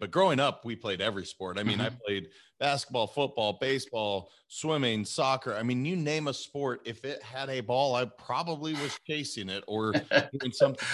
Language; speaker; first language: English; native; English